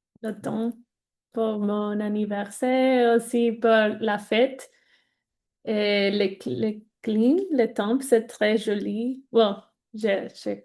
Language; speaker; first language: French; non-native, learner; Spanish